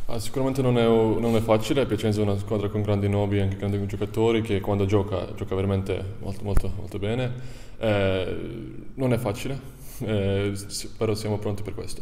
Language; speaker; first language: Italian; non-native, fluent; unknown